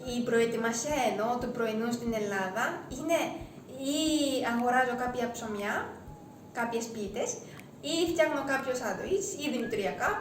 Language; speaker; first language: Greek; non-native, fluent; Japanese